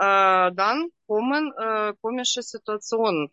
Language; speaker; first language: German; non-native, learner; Russian